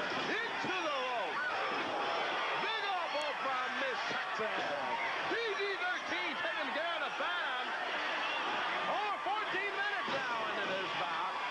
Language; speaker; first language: English; native; English